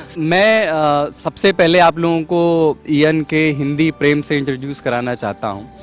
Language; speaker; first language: Hindi; native; Hindi